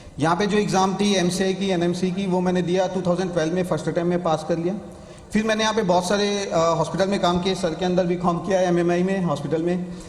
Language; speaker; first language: Hindi; native; Hindi